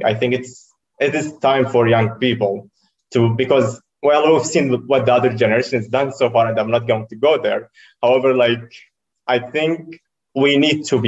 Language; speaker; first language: English; non-native, fluent; Arabic